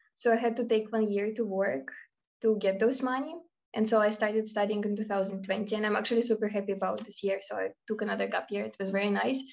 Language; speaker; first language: English; non-native, fluent; Russian